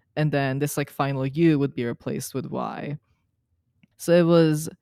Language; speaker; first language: English; early bilingual, other home language; Serbian